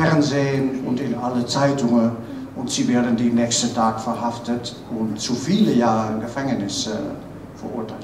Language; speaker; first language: German; non-native, fluent; Dutch